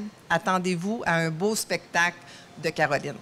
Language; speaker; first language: French; native; French